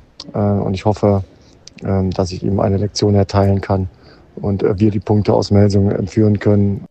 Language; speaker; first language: German; native; German